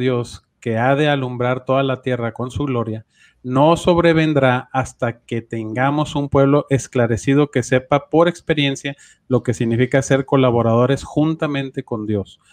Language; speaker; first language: Spanish; native; Spanish